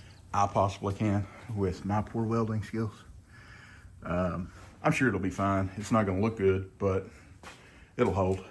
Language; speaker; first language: English; native; English